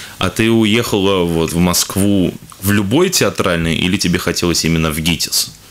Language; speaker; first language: Russian; native; Russian